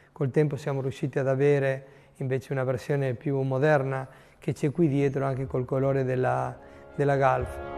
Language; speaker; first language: Italian; non-native, fluent; Spanish